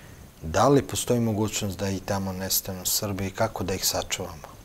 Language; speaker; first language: Croatian; native; Croatian